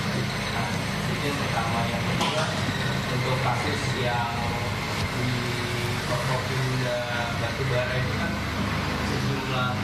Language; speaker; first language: Indonesian; native; Indonesian